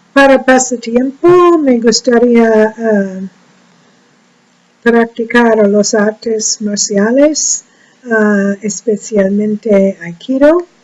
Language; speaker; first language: Spanish; non-native, learner; English